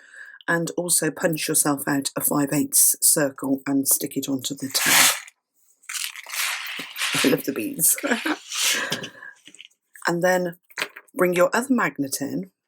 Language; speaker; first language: English; native; English